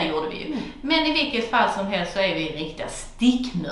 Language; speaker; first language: Swedish; native; Swedish